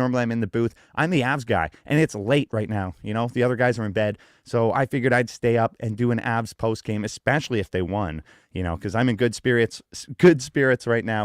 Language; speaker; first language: English; native; English